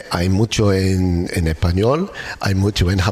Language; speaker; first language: Spanish; non-native, learner; English